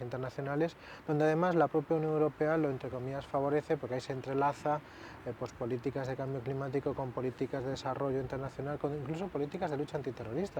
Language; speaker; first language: Spanish; native; Spanish